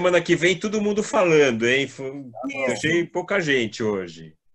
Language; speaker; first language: Portuguese; native; Portuguese